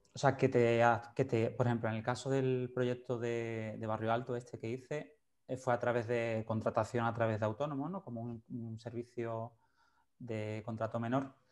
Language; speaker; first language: Spanish; native; Spanish